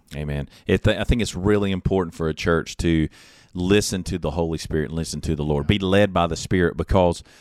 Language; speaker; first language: English; native; English